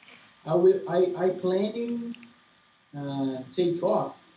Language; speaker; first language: English; non-native, learner; Portuguese